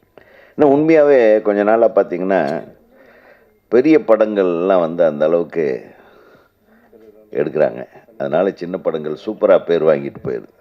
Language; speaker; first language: Tamil; native; Tamil